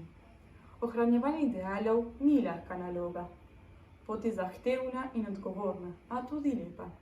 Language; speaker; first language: Slovenian; early bilingual, heritage; Slovenian